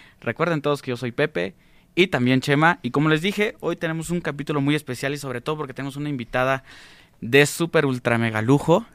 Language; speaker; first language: Spanish; native; Spanish